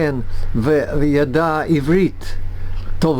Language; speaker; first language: Hebrew; non-native, learner; Russian